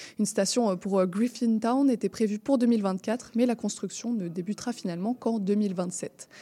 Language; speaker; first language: French; native; French